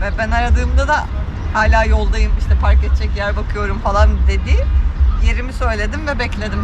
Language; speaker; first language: Turkish; native; Turkish